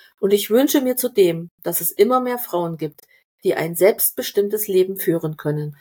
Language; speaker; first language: German; native; German